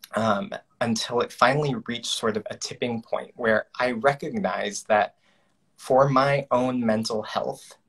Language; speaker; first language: English; native; English